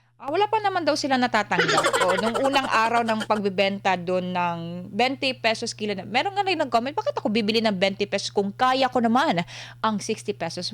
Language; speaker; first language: Filipino; non-native, local second language; Cebuano